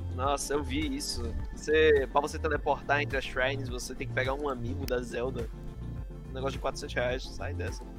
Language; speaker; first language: Portuguese; native; Portuguese